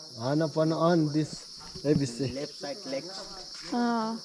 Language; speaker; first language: English; non-native, learner; Nepali